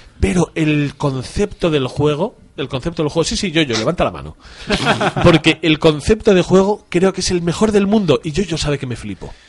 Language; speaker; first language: Spanish; native; Spanish